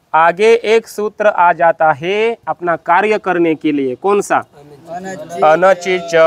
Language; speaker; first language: Hindi; non-native, local second language; Marathi